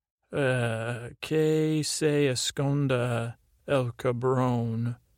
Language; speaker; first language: Spanish; non-native, learner; English